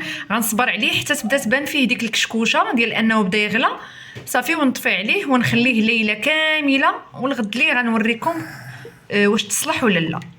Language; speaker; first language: Arabic; native; Arabic